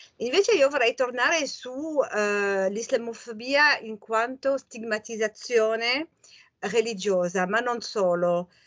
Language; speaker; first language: Italian; non-native, fluent; French